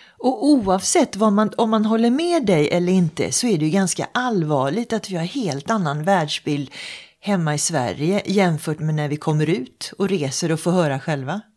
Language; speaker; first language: Swedish; native; Swedish